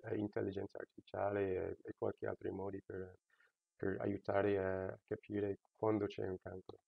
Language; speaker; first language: Italian; non-native, fluent; English